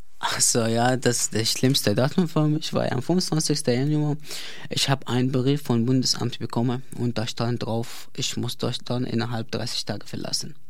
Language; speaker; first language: German; non-native, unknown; Arabic